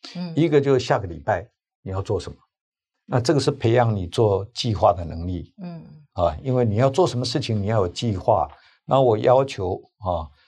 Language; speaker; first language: Chinese; native; Chinese